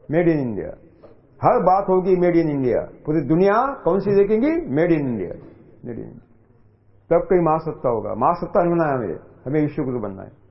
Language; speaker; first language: Hindi; non-native, local second language; Marathi